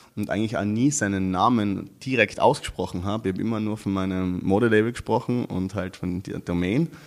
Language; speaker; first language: German; native; German